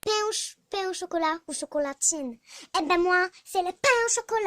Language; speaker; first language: French; native; French